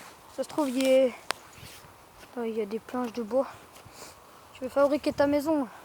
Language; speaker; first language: French; native; French